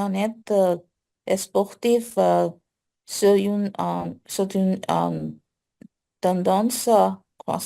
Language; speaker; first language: French; non-native, learner; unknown